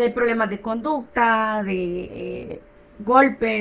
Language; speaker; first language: Spanish; native; Spanish